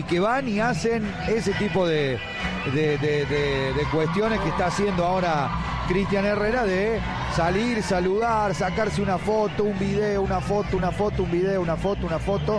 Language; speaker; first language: Spanish; native; Spanish